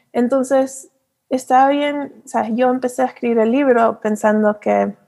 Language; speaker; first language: Spanish; early bilingual, heritage; Spanish